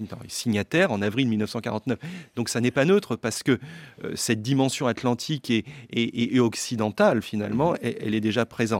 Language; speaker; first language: French; native; French